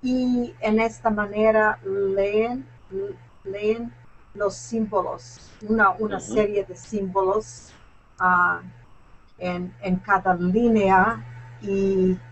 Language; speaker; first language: Spanish; non-native, learner; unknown